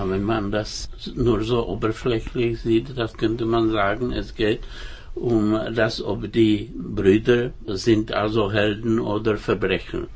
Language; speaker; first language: German; non-native, fluent; Czech